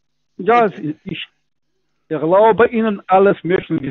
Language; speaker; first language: German; non-native, learner; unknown